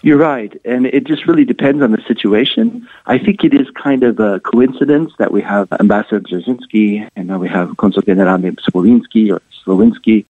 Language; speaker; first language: English; native; English